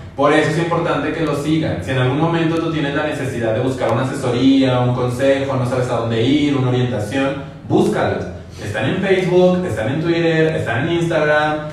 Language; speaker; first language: Spanish; native; Spanish